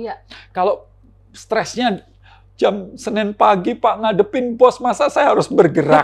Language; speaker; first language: Indonesian; native; Indonesian